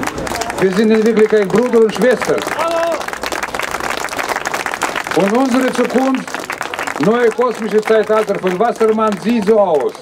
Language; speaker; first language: German; non-native, fluent; Russian